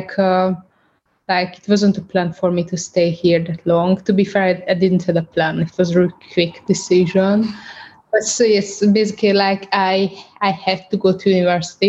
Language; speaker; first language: English; non-native, fluent; Hungarian